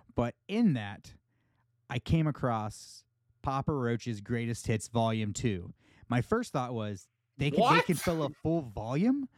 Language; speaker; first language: English; native; English